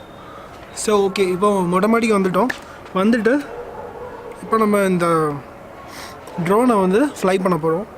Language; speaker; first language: Tamil; native; Tamil